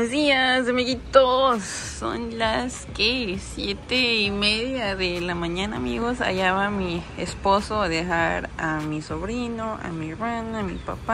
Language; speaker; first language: Spanish; native; Spanish